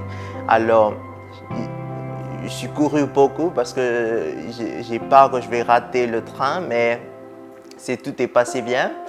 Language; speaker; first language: French; non-native, fluent; Burmese